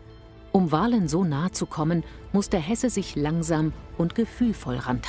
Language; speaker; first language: German; native; German